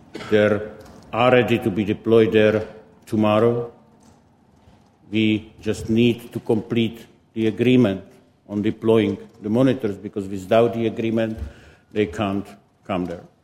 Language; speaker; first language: English; non-native, fluent; Czech